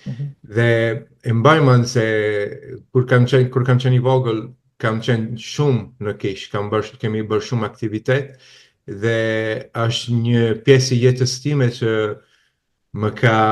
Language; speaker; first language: Albanian; non-native, fluent; Italian